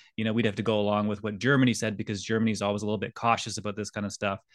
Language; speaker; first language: English; native; English